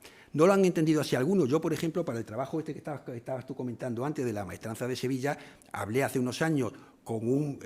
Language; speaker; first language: Spanish; native; Spanish